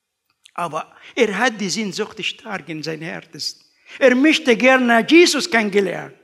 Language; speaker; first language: German; non-native, learner; Arabic